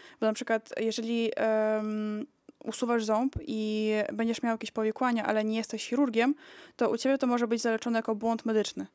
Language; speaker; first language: Polish; early bilingual, heritage; Polish